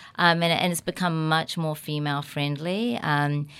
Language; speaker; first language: English; native; English